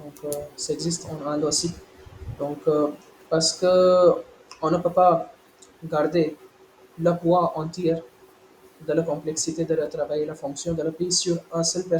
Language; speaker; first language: French; non-native, learner; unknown